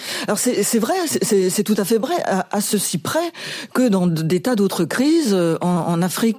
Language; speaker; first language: French; native; French